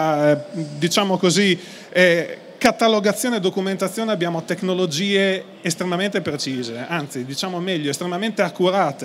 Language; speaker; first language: Italian; native; Italian